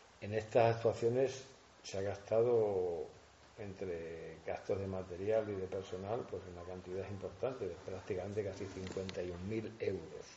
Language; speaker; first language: Spanish; native; Spanish